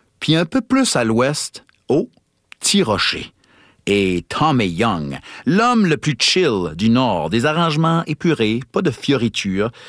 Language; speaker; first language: French; native; French